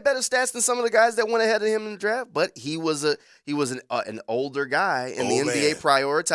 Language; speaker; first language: English; native; English